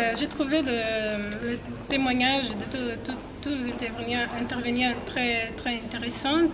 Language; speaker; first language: French; non-native, fluent; Portuguese